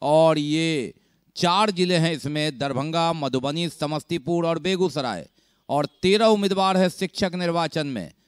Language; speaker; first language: Hindi; native; Hindi